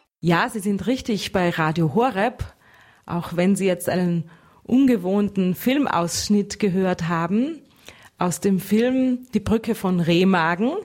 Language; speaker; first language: German; native; German